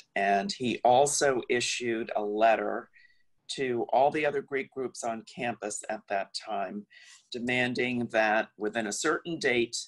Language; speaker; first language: English; native; English